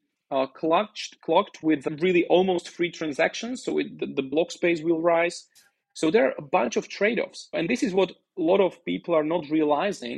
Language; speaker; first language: English; non-native, fluent; Slovak